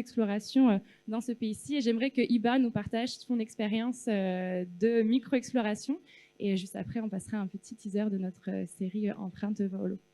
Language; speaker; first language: French; native; French